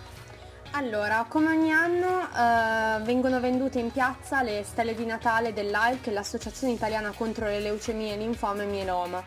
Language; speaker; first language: Italian; native; Italian